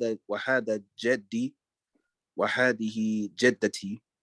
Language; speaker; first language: Arabic; non-native, learner; English